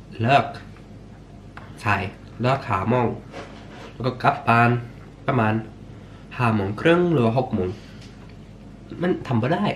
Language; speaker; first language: Thai; early bilingual, heritage; Swedish